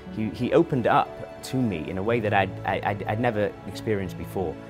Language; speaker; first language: English; native; English